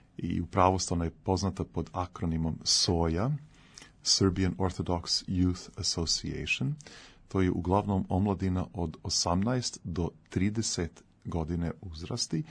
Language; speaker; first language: Serbian; early bilingual, heritage; Serbian